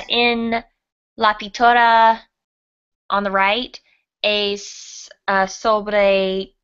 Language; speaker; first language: Spanish; non-native, learner; English